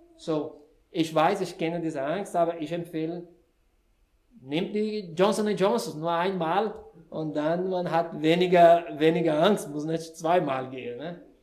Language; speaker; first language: German; non-native, fluent; Portuguese